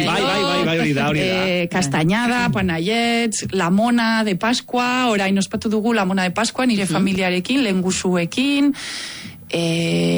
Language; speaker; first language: Basque; non-native, local second language; Catalan